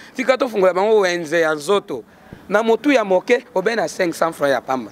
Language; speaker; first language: Lingala; native; Lingala